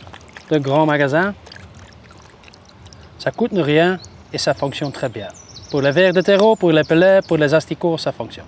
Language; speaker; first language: French; non-native, local second language; Dutch